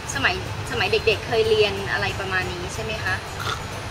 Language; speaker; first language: Thai; native; Thai